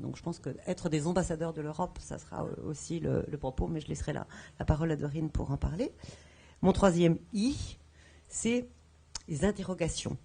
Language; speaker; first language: French; native; French